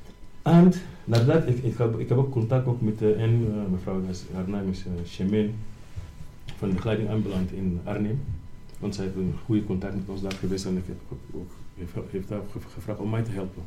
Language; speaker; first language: Dutch; non-native, learner; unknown